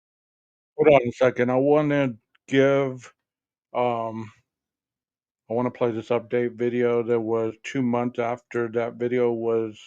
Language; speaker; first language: English; native; English